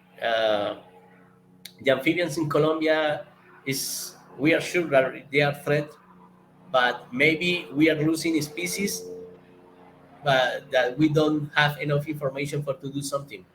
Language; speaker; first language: English; non-native, learner; Spanish